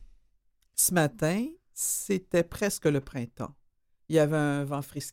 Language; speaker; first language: French; native; French